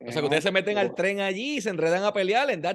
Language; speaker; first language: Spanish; native; Spanish